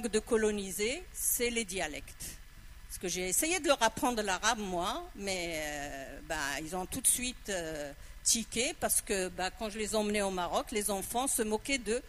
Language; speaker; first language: French; non-native, local second language; Arabic